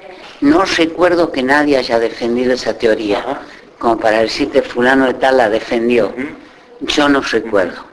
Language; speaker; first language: Spanish; native; Spanish